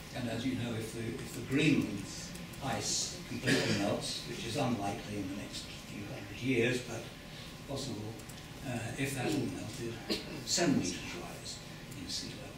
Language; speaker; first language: English; native; English